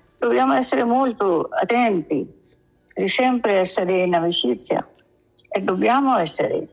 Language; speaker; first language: Italian; non-native, learner; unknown